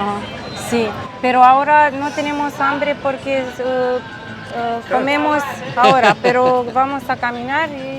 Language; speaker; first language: Spanish; non-native, learner; Romanian